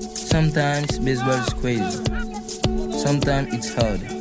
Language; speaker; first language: English; non-native, learner; Haitian Creole